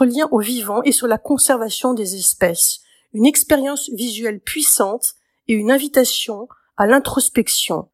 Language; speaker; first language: French; native; French